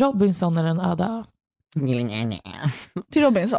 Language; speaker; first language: Swedish; native; Swedish